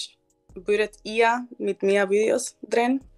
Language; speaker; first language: German; non-native, learner; Spanish